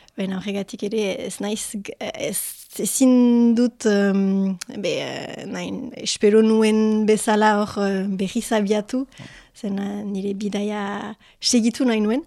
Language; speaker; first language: Basque; non-native, local second language; French